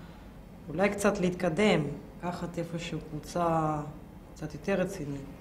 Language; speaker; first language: Hebrew; non-native, fluent; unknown